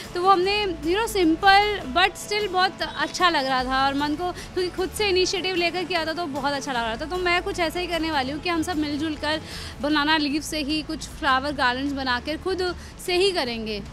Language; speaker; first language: Hindi; native; Hindi